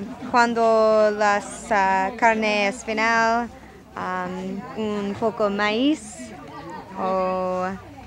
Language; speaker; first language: Spanish; non-native, learner; English